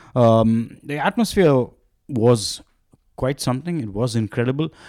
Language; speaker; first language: English; non-native, local second language; Tamil